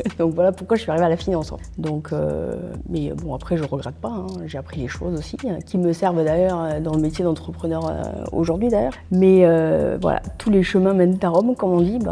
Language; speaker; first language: French; native; French